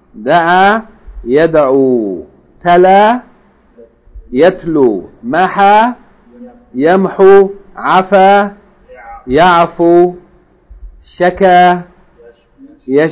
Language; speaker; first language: Arabic; non-native, fluent; English